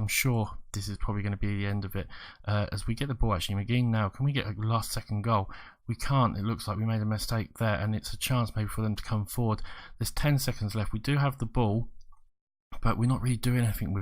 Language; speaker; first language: English; native; English